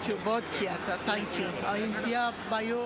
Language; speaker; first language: Hindi; non-native, learner; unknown